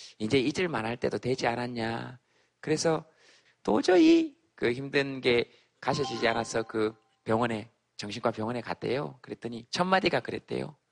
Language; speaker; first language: Korean; native; Korean